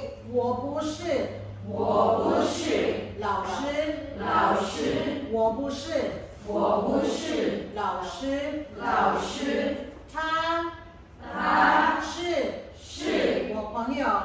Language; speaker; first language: Chinese; non-native, fluent; Filipino